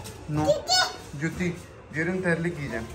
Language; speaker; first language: Turkish; non-native, learner; Urdu